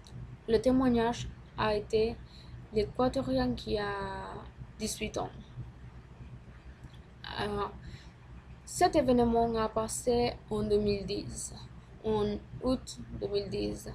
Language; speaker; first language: French; non-native, learner; Spanish